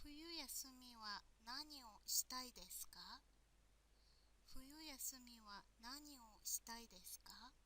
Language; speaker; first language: Japanese; non-native, fluent; Mongolian